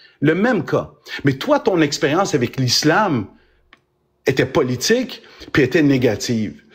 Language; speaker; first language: French; early bilingual, other home language; Arabic